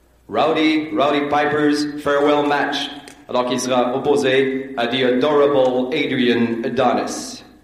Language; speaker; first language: French; native; French